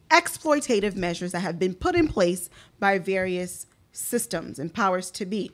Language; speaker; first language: English; early bilingual, other home language; Haitian Creole